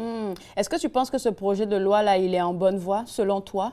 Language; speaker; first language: French; native; French